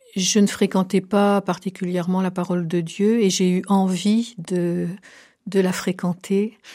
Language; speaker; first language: French; native; French